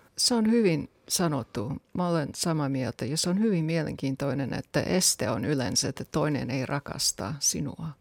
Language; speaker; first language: Finnish; non-native, fluent; English